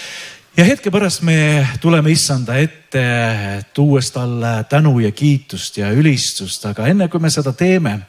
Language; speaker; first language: Estonian; native; Estonian